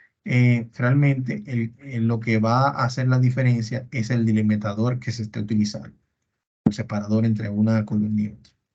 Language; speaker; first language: Spanish; native; Spanish